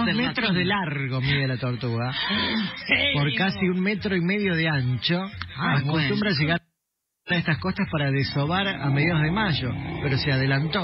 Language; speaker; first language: Spanish; native; Spanish